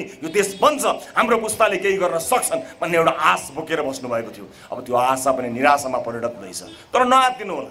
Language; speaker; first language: Nepali; native; Nepali